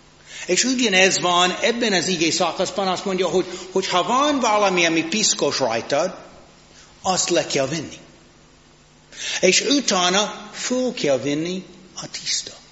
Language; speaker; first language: Hungarian; non-native, fluent; English